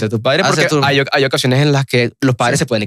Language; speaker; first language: Spanish; native; Spanish